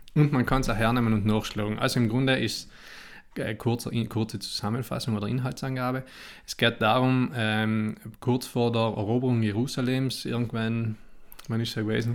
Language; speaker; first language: German; native; German